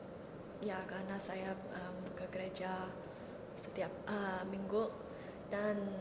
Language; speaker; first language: Indonesian; early bilingual, heritage; Indonesian